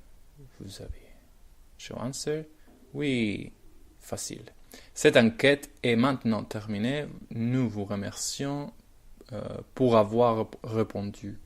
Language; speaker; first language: French; non-native, learner; Spanish